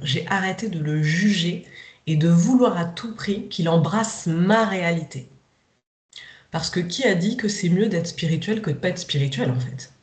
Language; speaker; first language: French; native; French